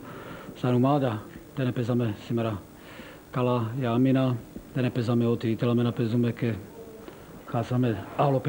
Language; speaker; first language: Greek; non-native, fluent; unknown